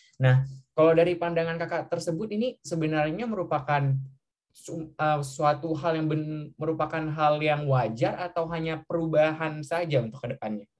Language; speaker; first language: Indonesian; native; Indonesian